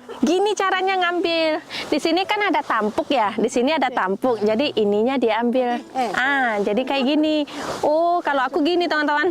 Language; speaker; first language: Indonesian; native; Indonesian